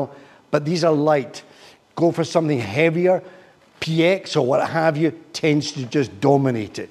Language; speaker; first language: English; native; English